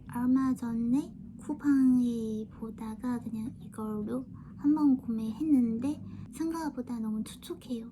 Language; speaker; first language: Korean; non-native, fluent; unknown